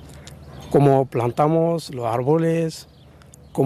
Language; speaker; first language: Spanish; non-native, learner; Arabic